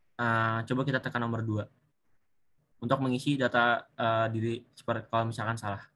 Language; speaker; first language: Indonesian; native; Indonesian